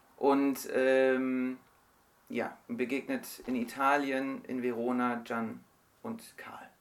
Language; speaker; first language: German; early bilingual, other home language; Turkish